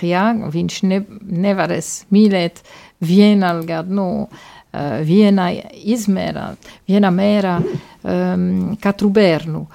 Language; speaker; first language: Latvian; non-native, fluent; Polish